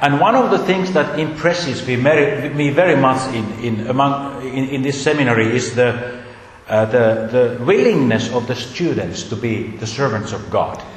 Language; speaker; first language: English; non-native, fluent; Finnish